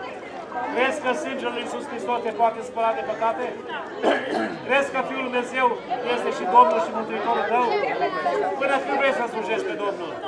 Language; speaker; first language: Romanian; native; Romanian